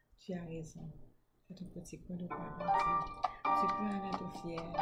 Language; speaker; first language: French; non-native, local second language; Haitian Creole